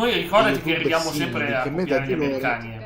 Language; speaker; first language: Italian; native; Italian